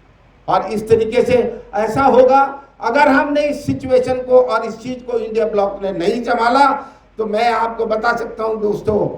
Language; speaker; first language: Hindi; native; Hindi